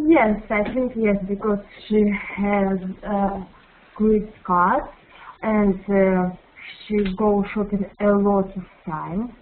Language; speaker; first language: English; non-native, learner; Russian